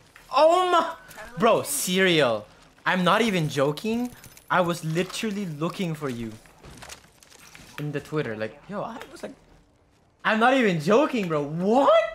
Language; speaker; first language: English; native; English